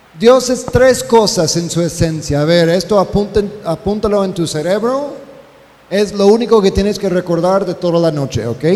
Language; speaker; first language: Spanish; non-native, fluent; English